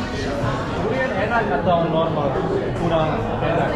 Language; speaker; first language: Indonesian; non-native, learner; German